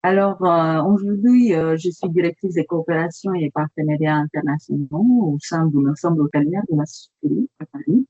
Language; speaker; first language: French; non-native, fluent; Romanian